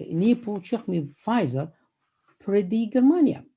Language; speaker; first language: Bulgarian; non-native, fluent; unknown